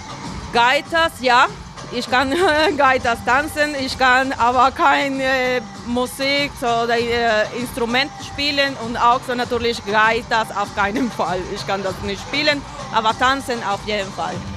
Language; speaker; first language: German; non-native, fluent; Spanish